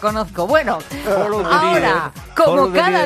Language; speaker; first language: Spanish; native; Spanish